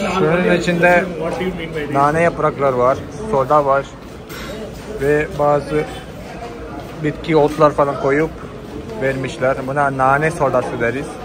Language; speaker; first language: Turkish; non-native, fluent; Malayalam